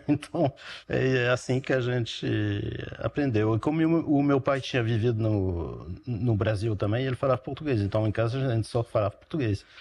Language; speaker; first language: Portuguese; early bilingual, heritage; French